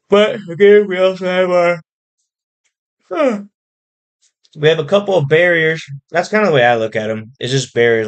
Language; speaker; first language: English; native; English